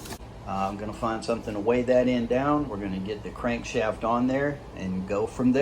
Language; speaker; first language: English; native; English